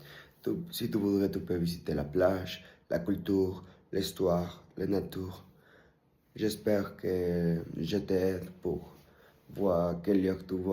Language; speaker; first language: French; non-native, learner; Spanish